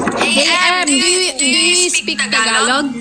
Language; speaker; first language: English; non-native, learner; Filipino